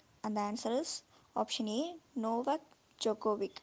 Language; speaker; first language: English; non-native, local second language; Tamil